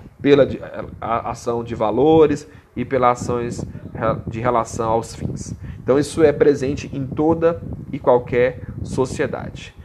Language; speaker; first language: Portuguese; native; Portuguese